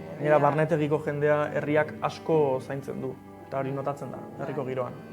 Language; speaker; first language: Basque; native; Basque